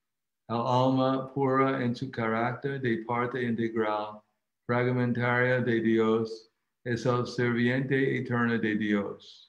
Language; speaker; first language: Spanish; non-native, fluent; English